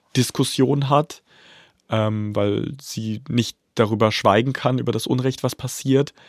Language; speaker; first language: German; native; German